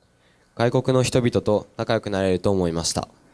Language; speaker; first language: Japanese; non-native, learner; English